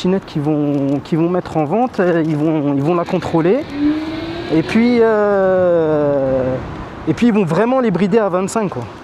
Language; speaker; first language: French; native; French